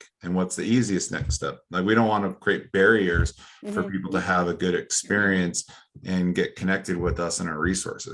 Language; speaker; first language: English; native; English